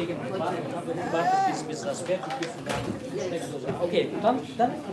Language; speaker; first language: German; non-native, fluent; Russian